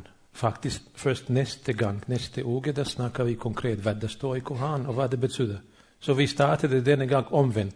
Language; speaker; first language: Swedish; non-native, fluent; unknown